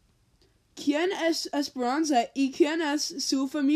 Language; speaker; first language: Spanish; non-native, learner; English